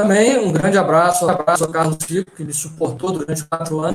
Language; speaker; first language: Portuguese; native; Portuguese